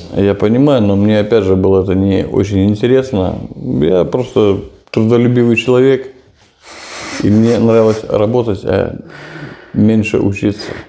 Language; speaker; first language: Russian; native; Russian